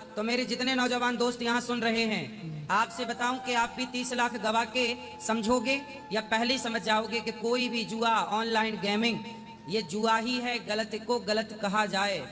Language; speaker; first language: Hindi; native; Hindi